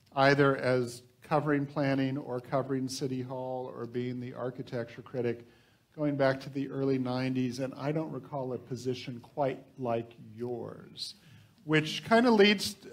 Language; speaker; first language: English; native; English